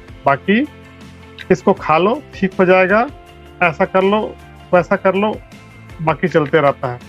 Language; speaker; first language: Hindi; native; Hindi